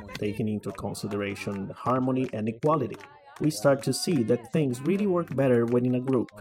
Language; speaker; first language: English; non-native, fluent; Portuguese